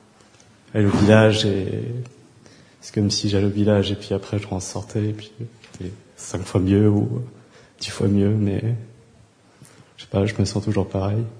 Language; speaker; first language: French; early bilingual, other home language; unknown